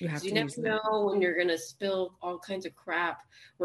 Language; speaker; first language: English; native; English